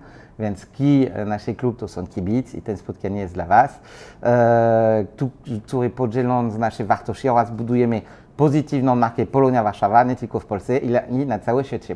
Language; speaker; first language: Polish; non-native, learner; French